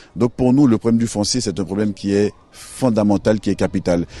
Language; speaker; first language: French; native; French